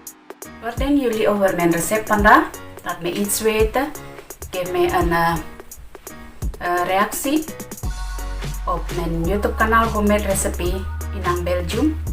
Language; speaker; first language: Dutch; non-native, learner; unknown